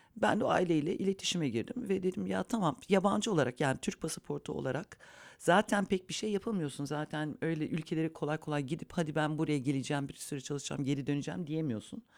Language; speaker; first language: Turkish; early bilingual, heritage; Turkish